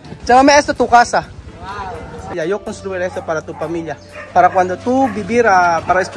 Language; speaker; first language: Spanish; non-native, learner; Filipino